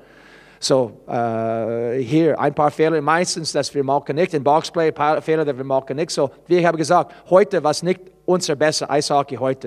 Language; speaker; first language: German; non-native, fluent; English